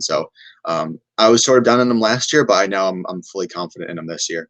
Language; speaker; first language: English; native; English